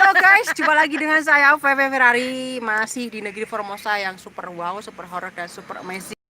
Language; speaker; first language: Indonesian; non-native, local second language; Javanese